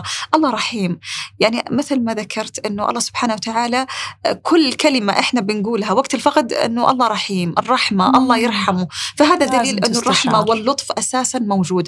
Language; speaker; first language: Arabic; native; Arabic